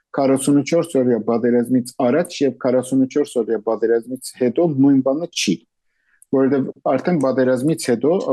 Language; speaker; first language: Armenian; early bilingual, heritage; Armenian